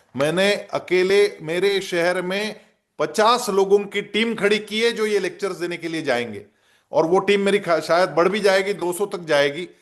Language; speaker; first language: Hindi; non-native, local second language; Marathi